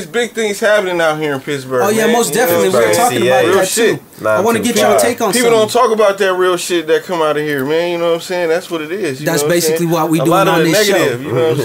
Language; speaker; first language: English; native; English